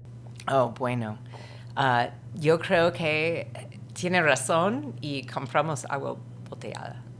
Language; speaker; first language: Spanish; non-native, fluent; English